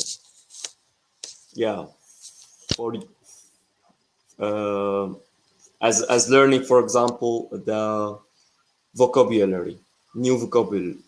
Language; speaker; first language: English; non-native, fluent; Arabic